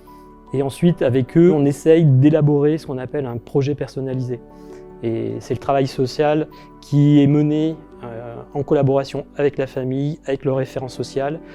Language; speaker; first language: French; native; French